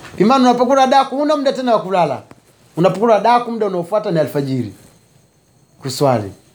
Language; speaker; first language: Swahili; native; Swahili